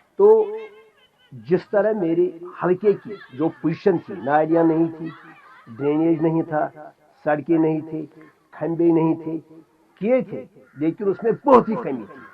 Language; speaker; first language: Urdu; non-native, local second language; Kashmiri